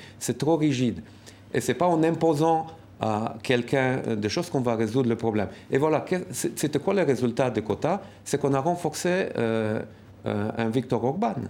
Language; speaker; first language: French; non-native, fluent; Romanian